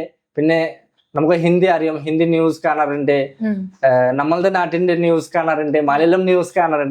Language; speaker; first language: Malayalam; non-native, local second language; Bangla